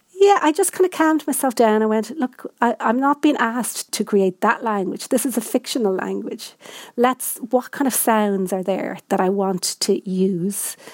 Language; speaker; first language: English; native; English